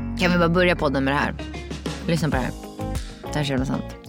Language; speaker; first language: Swedish; native; Swedish